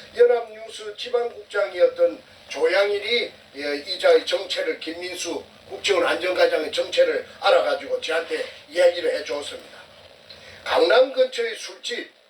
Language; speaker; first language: Korean; native; Korean